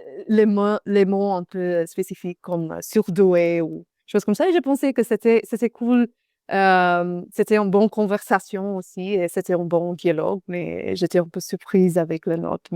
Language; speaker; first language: French; non-native, fluent; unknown